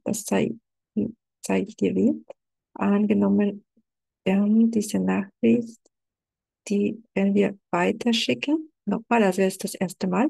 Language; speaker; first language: German; non-native, fluent; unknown